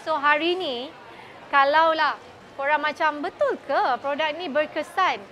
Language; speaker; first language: English; non-native, local second language; Malay